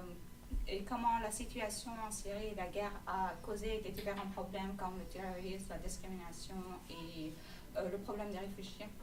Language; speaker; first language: French; non-native, fluent; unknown